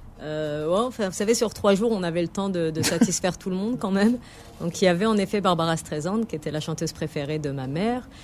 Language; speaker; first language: French; native; French